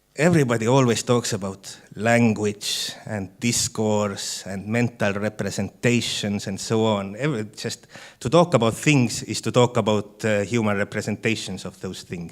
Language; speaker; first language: English; non-native, fluent; Estonian